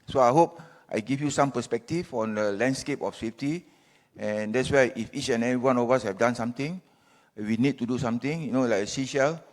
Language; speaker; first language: English; non-native, local second language; Malay